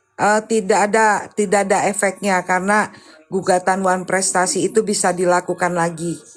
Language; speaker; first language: Indonesian; native; Indonesian